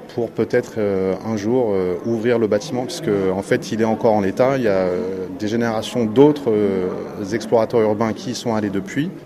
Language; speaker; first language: French; native; French